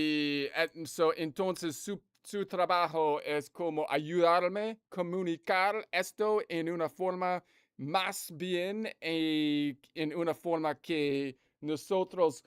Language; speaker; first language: Spanish; non-native, learner; English